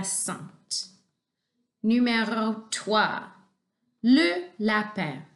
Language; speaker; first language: French; non-native, local second language; English